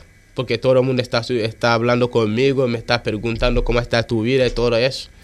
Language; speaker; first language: Spanish; non-native, learner; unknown